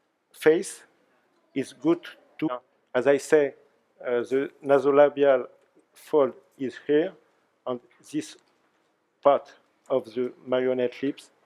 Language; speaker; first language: English; non-native, learner; French